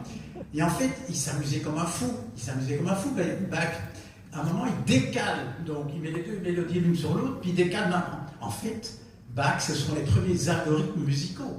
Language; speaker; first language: French; native; French